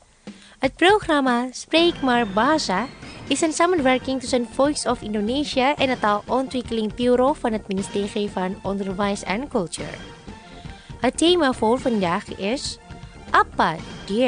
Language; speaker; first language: Dutch; non-native, fluent; Indonesian